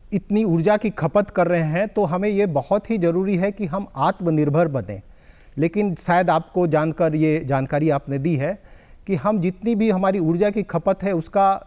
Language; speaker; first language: Hindi; native; Hindi